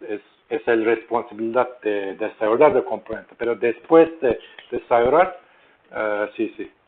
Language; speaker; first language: Spanish; non-native, learner; Turkish